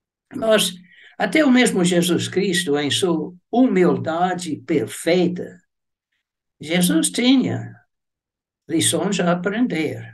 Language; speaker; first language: Portuguese; non-native, fluent; English